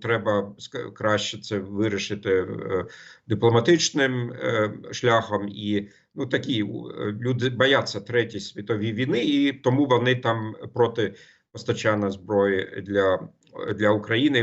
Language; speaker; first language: Ukrainian; non-native, fluent; German